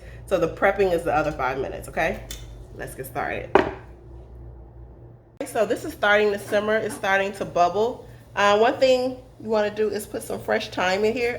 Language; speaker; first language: English; native; English